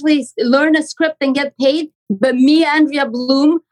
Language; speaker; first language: English; non-native, fluent; Romanian